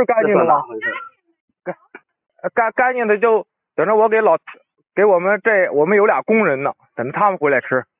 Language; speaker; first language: Chinese; native; Chinese